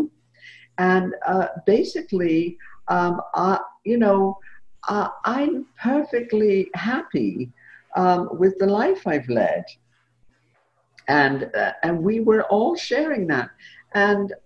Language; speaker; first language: English; native; English